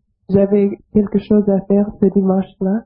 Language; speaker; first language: French; non-native, fluent; English